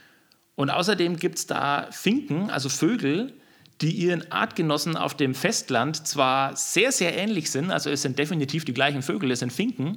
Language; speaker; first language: German; native; German